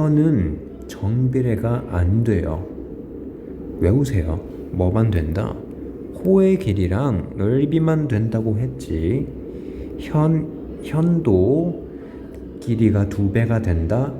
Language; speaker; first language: Korean; native; Korean